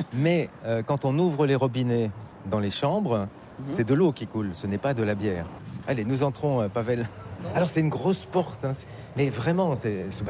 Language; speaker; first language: French; native; French